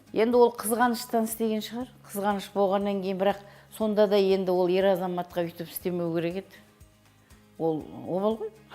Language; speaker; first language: Kazakh; native; Kazakh